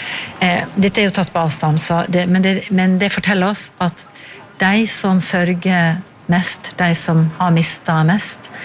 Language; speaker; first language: Norwegian; native; Norwegian